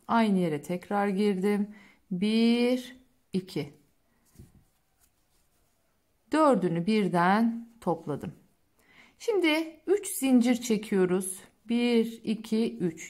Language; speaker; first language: Turkish; native; Turkish